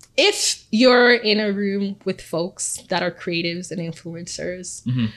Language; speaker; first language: English; early bilingual, other home language; Akan